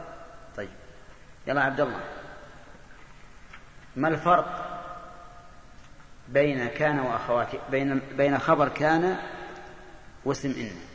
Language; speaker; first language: Arabic; native; Arabic